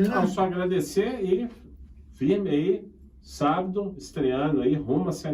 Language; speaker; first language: Portuguese; native; Portuguese